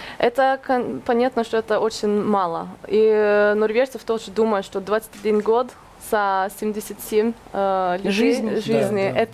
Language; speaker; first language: Russian; non-native, fluent; Norwegian